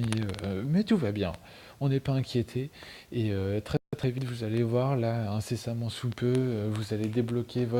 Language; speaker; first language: French; native; French